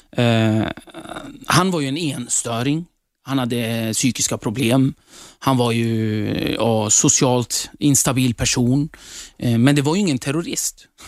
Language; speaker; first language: Swedish; early bilingual, other home language; Kurdish